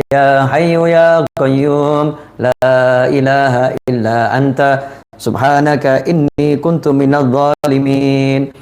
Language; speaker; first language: Indonesian; native; Indonesian